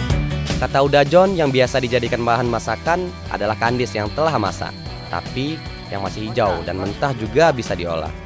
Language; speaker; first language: Indonesian; native; Indonesian